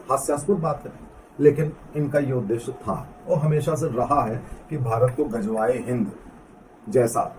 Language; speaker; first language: Hindi; native; Hindi